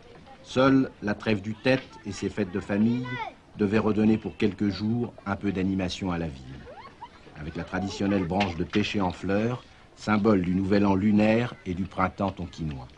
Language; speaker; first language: French; native; French